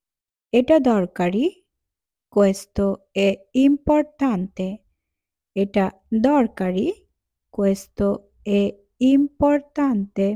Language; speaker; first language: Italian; non-native, fluent; Bangla